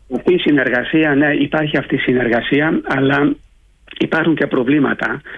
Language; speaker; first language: Greek; early bilingual, heritage; Greek